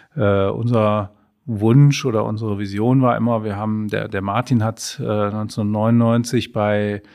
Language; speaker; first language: German; native; German